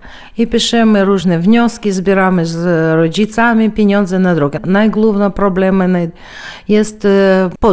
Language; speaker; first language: Polish; early bilingual, heritage; Polish